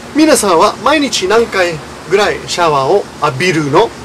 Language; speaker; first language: Japanese; non-native, fluent; English